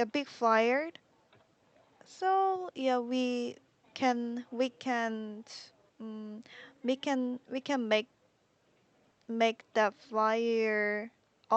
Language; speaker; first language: English; non-native, learner; Korean